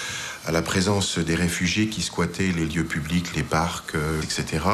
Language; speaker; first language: French; native; French